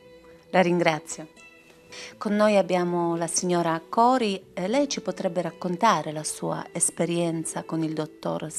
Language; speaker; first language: Italian; native; Italian